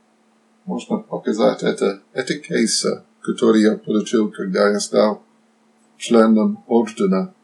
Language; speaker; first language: Russian; non-native, fluent; Slovak